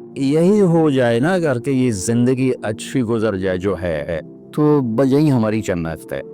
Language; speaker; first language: Urdu; non-native, local second language; Punjabi